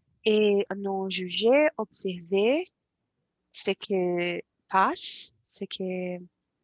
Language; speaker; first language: French; non-native, learner; Portuguese